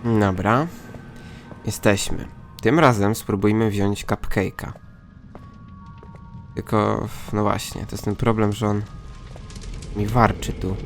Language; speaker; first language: Polish; native; Polish